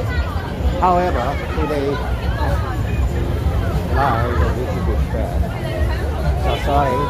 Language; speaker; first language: English; non-native, learner; Korean